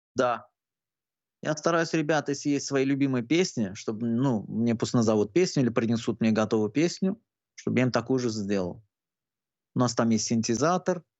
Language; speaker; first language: Russian; non-native, local second language; Turkmen